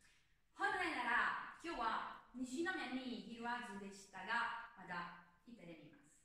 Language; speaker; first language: Japanese; non-native, learner; Italian